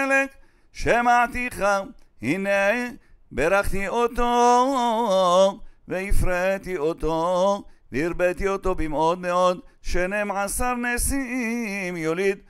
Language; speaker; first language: Hebrew; native; Hebrew